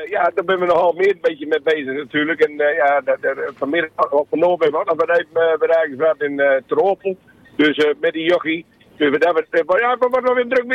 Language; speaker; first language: Dutch; native; Dutch